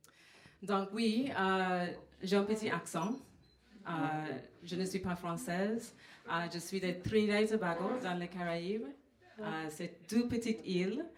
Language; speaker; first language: French; non-native, fluent; English